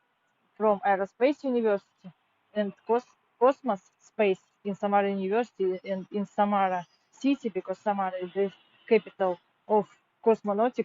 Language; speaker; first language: English; non-native, fluent; Russian